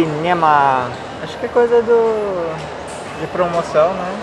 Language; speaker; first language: Portuguese; native; Portuguese